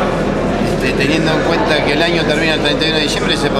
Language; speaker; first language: Spanish; native; Spanish